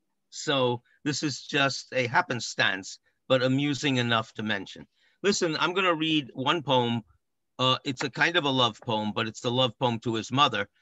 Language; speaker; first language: English; native; English